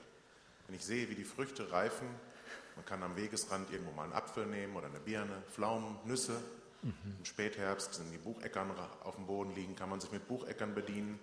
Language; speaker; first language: German; native; German